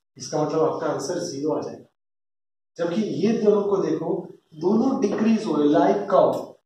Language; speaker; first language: Hindi; non-native, local second language; Gujarati